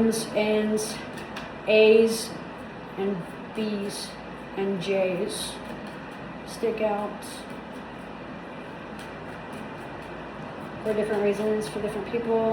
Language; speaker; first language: English; native; English